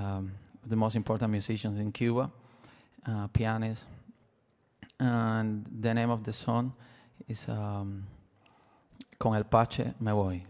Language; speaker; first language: English; non-native, learner; Spanish